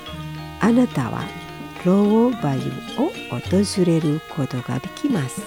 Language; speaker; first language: Japanese; non-native, fluent; Indonesian